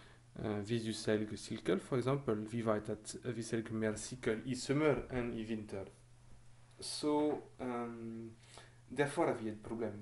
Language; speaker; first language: Norwegian; non-native, fluent; French